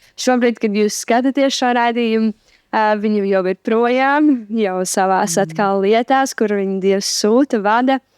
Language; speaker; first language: Latvian; native; Latvian